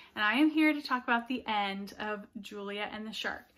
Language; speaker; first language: English; native; English